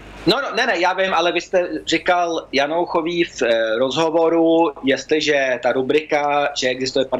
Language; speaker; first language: Czech; early bilingual, heritage; Czech